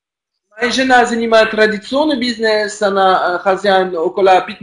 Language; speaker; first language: Russian; non-native, learner; French